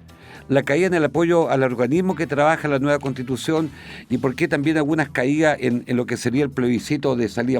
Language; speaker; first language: Spanish; native; Spanish